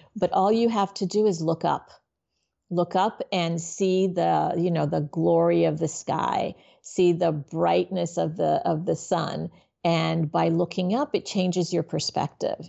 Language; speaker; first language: English; native; English